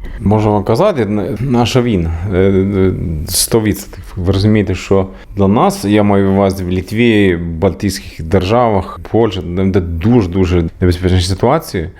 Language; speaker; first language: Ukrainian; non-native, learner; Swedish